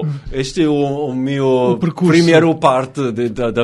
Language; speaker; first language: Portuguese; non-native, learner; German